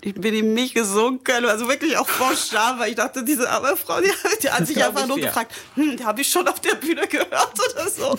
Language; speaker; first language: German; non-native, fluent; French